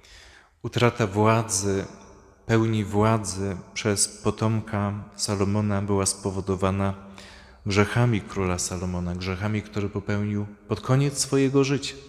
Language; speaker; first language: Polish; native; Polish